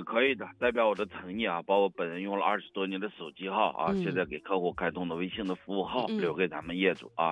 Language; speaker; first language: Chinese; native; Chinese